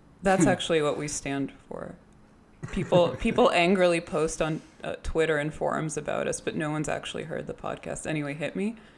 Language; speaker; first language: English; early bilingual, other home language; Russian